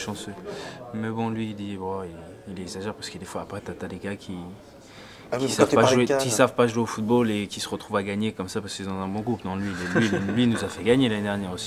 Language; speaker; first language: French; native; French